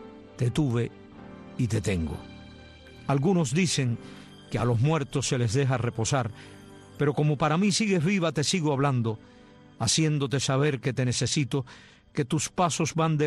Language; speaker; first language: Spanish; native; Spanish